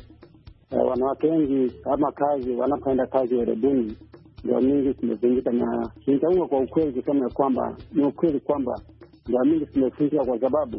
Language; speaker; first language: Swahili; non-native, local second language; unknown